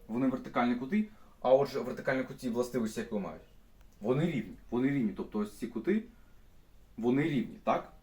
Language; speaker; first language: Ukrainian; non-native, local second language; Russian